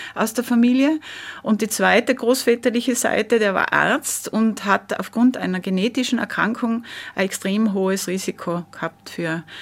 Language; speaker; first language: German; native; German